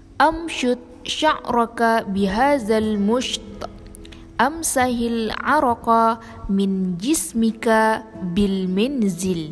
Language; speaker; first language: Arabic; non-native, learner; Indonesian